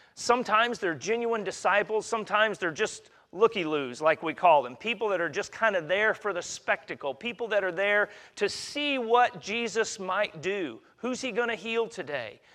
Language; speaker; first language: English; native; English